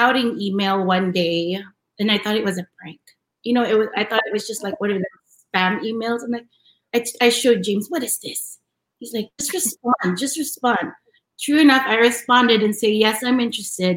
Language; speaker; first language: English; non-native, local second language; Filipino